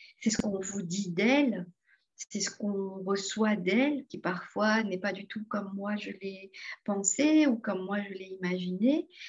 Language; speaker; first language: French; non-native, local second language; Morisyen